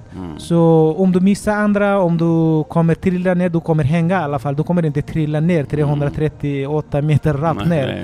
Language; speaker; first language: Swedish; non-native, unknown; Nepali